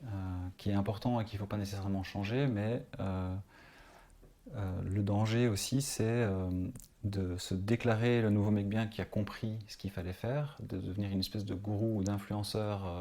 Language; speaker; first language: French; native; French